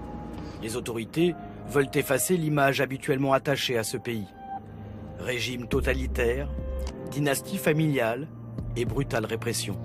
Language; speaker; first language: French; native; French